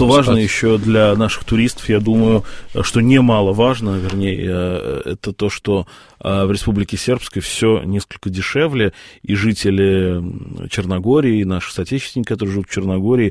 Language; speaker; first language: Russian; native; Russian